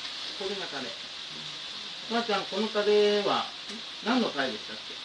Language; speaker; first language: Japanese; native; Japanese